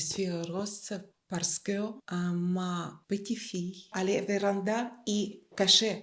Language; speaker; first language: French; non-native, learner; Ukrainian